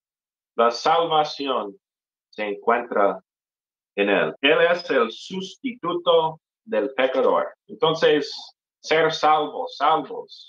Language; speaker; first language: Spanish; non-native, fluent; English